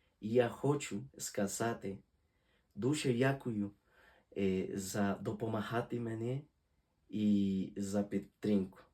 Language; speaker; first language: Ukrainian; non-native, learner; Spanish